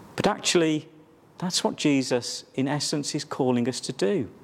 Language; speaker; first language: English; native; English